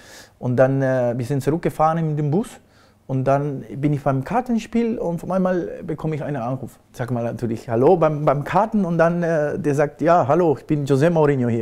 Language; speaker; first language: German; non-native, fluent; Spanish